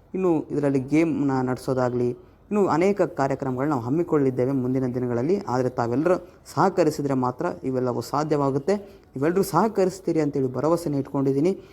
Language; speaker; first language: Kannada; native; Kannada